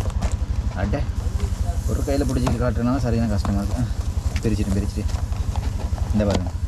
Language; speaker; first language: Tamil; native; Tamil